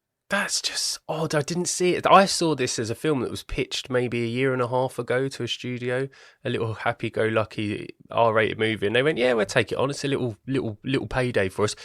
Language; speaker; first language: English; native; English